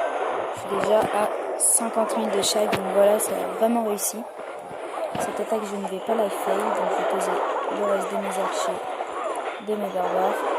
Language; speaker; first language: French; native; French